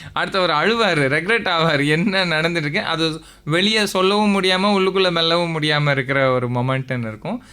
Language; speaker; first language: Tamil; native; Tamil